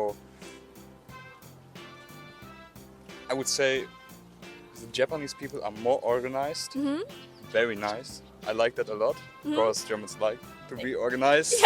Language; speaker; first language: English; non-native, learner; German